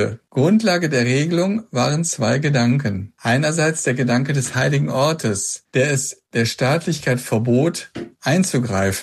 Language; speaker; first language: German; native; German